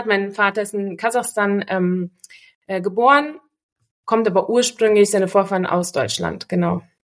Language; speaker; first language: German; early bilingual, other home language; Russian